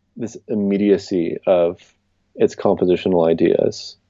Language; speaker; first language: English; native; English